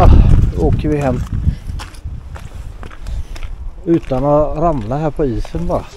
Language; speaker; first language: Swedish; native; Swedish